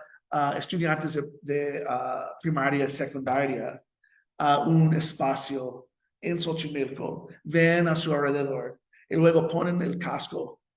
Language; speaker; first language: Spanish; non-native, fluent; English